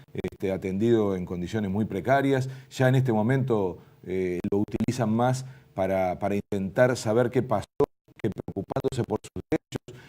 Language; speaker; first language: Spanish; native; Spanish